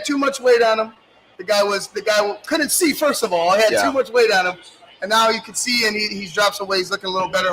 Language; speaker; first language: English; native; English